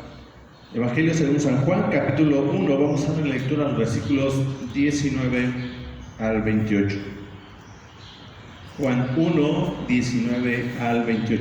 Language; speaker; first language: Spanish; native; Spanish